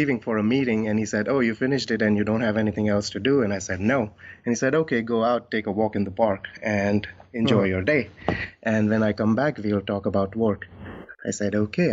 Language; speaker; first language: English; non-native, local second language; Hindi